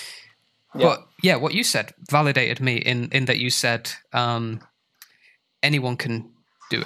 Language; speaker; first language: English; native; English